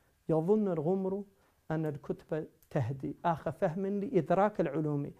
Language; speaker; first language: Arabic; non-native, fluent; English